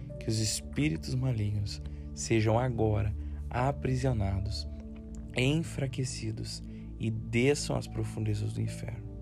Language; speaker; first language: Portuguese; native; Portuguese